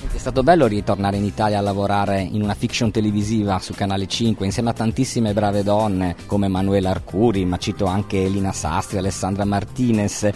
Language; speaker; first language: Italian; native; Italian